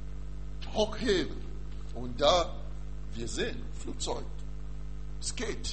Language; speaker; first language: German; non-native, learner; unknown